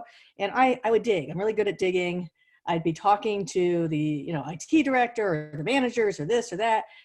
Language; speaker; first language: English; native; English